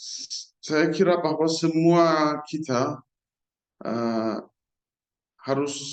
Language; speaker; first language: Indonesian; non-native, fluent; Persian